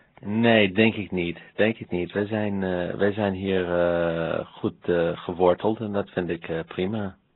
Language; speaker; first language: Dutch; non-native, fluent; English